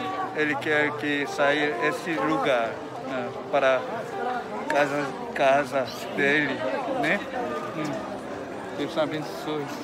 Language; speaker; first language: Portuguese; non-native, learner; Korean